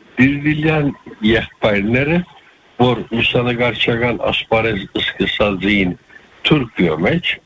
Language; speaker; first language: Armenian; early bilingual, heritage; Armenian